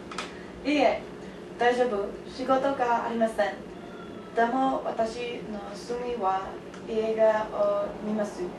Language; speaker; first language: Japanese; non-native, learner; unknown